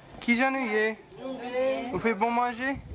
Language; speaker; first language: French; non-native, learner; English